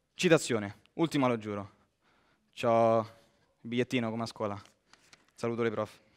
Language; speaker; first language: Italian; native; Italian